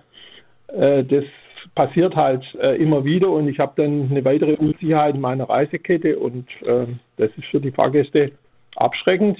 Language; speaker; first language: German; native; German